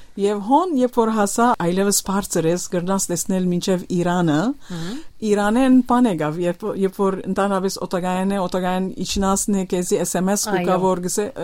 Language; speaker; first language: Armenian; early bilingual, heritage; Armenian